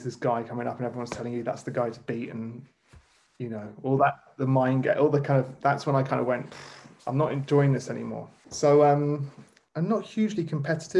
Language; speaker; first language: English; native; English